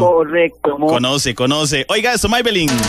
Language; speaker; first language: Spanish; native; Spanish